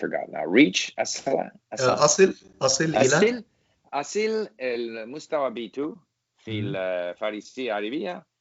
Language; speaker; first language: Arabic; non-native, learner; English